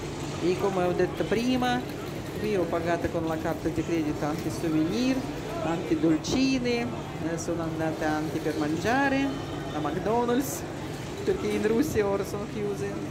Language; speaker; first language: Italian; non-native, learner; Russian